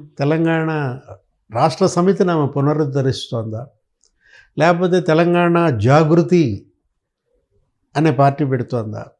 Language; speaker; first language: Telugu; native; Telugu